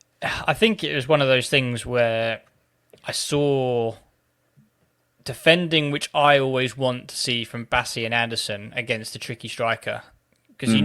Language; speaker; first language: English; native; English